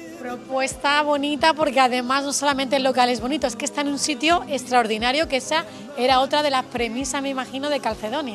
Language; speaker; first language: Spanish; native; Spanish